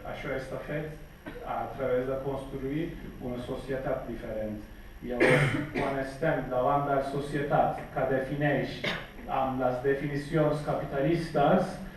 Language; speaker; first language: Catalan; non-native, fluent; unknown